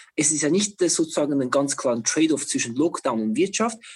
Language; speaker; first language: German; non-native, fluent; Chinese